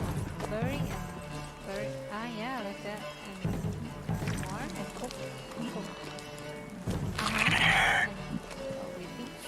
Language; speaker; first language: English; non-native, learner; Indonesian